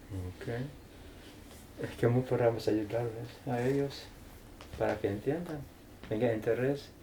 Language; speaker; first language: Spanish; non-native, learner; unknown